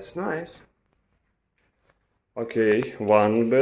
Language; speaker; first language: English; non-native, learner; Russian